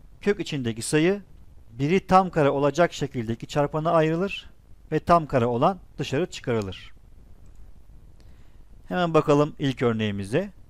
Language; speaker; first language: Turkish; native; Turkish